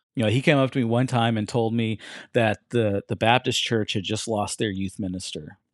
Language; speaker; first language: English; native; English